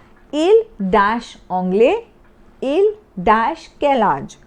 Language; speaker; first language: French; non-native, fluent; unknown